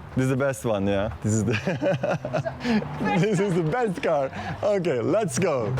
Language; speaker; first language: English; non-native, learner; Turkish